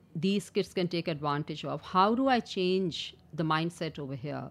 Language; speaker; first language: English; non-native, local second language; Urdu